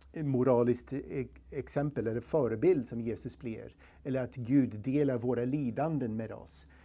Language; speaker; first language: Swedish; non-native, fluent; English